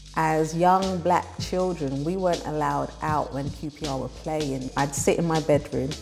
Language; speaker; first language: English; native; English